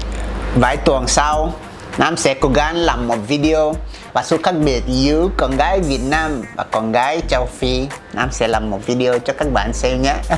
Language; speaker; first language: Vietnamese; non-native, fluent; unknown